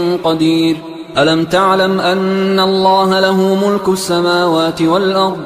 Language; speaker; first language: Arabic; native; Arabic